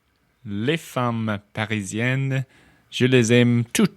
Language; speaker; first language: French; non-native, fluent; English